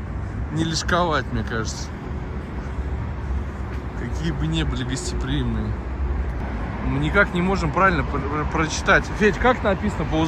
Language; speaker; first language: Russian; native; Russian